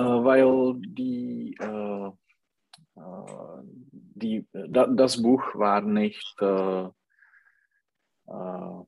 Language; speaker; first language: German; non-native, learner; Czech